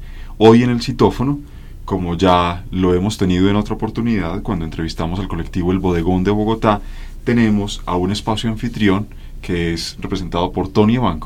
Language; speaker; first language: Spanish; native; Spanish